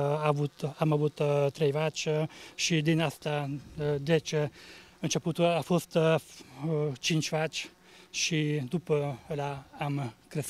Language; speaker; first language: Romanian; non-native, local second language; Hungarian